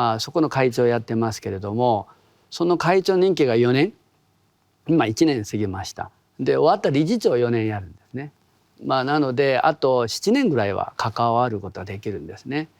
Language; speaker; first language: Japanese; non-native, fluent; Korean